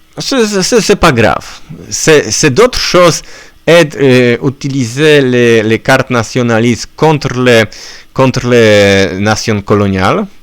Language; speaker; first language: French; non-native, learner; Polish